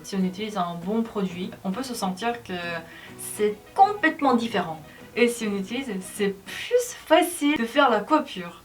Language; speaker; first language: French; non-native, learner; Korean